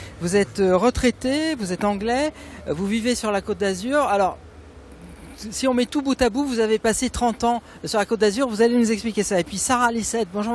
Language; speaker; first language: French; native; French